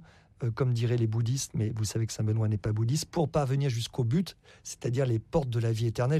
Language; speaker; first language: French; native; French